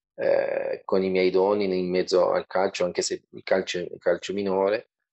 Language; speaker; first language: Italian; non-native, fluent; Portuguese